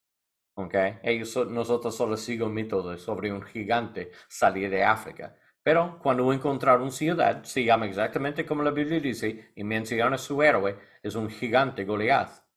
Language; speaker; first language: Spanish; non-native, learner; English